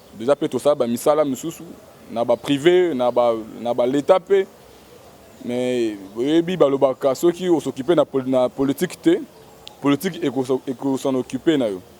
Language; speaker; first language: Lingala; native; Lingala